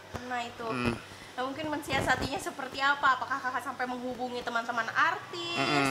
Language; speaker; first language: Indonesian; native; Indonesian